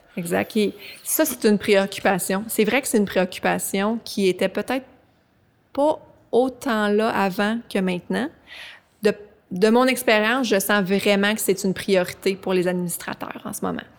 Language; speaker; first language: French; native; French